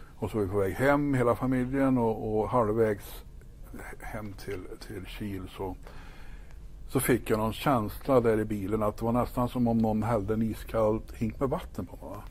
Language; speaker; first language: Swedish; native; Swedish